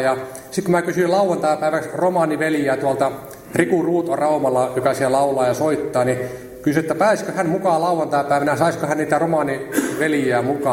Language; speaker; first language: Finnish; native; Finnish